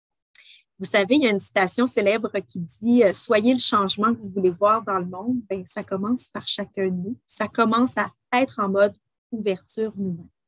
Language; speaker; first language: French; native; French